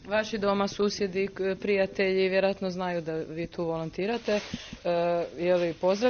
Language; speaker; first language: Croatian; native; Croatian